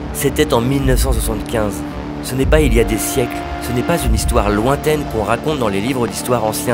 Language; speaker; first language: French; native; French